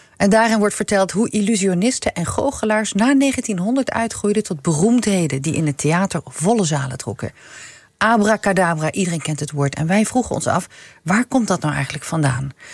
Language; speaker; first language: Dutch; native; Dutch